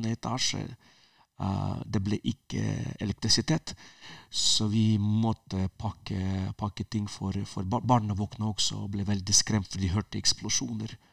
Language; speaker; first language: Norwegian; non-native, fluent; Ukrainian